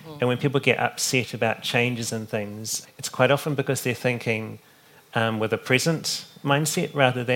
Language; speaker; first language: English; native; English